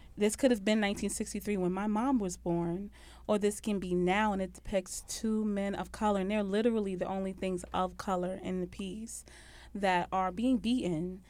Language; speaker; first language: English; native; English